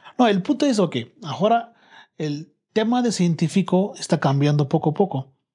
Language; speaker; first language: Spanish; non-native, learner; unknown